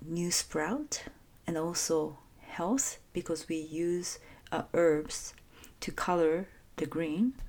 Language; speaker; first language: English; non-native, fluent; Japanese